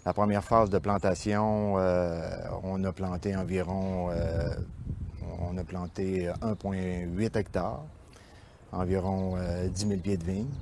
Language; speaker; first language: French; native; French